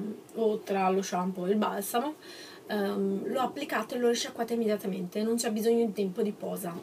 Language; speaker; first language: Italian; native; Italian